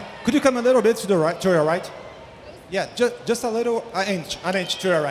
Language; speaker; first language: English; non-native, fluent; Portuguese